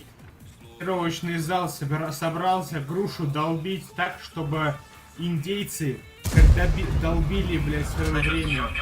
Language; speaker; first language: Russian; native; Russian